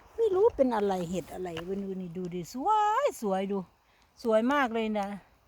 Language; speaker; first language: Thai; native; Thai